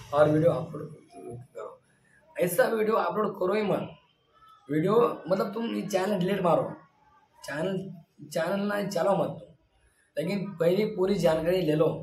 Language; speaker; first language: Hindi; non-native, local second language; Marathi